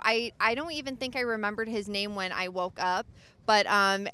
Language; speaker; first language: English; native; English